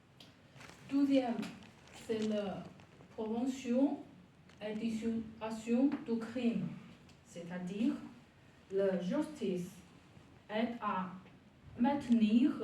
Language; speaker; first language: French; non-native, learner; Chinese